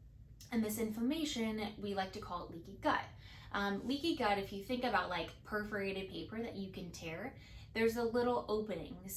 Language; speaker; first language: English; native; English